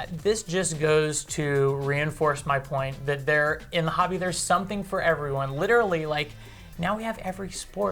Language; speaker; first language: English; native; English